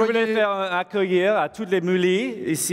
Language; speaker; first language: French; non-native, learner; English